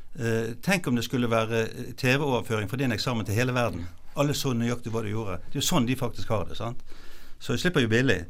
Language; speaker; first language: Norwegian; native; Norwegian